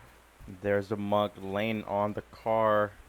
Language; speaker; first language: English; native; English